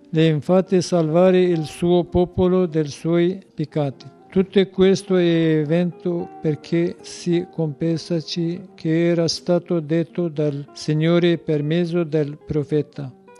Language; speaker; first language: Italian; non-native, learner; Kurdish